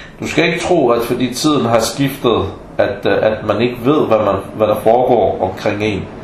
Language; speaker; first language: Danish; non-native, fluent; Arabic